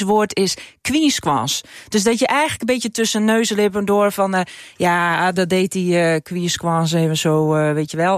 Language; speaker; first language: Dutch; non-native, local second language; Western Frisian